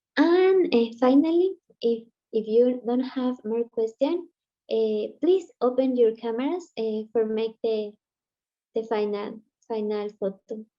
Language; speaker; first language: English; non-native, learner; Spanish